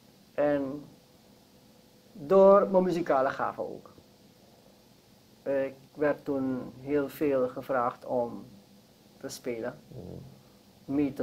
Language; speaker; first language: Dutch; non-native, local second language; Sranan Tongo